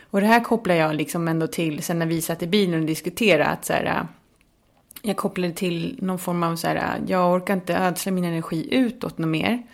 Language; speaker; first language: Swedish; early bilingual, other home language; Spanish